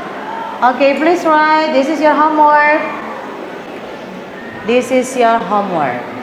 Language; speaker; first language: English; non-native, fluent; Indonesian